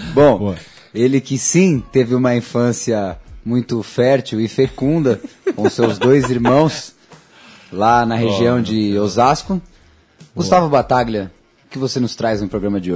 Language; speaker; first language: Portuguese; native; Portuguese